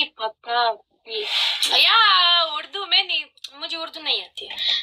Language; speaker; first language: Hindi; non-native, fluent; Pashto